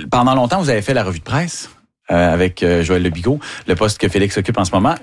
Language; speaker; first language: French; native; French